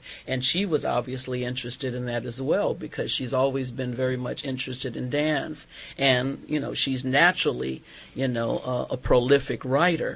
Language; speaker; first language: English; native; English